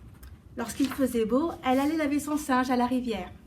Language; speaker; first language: French; native; French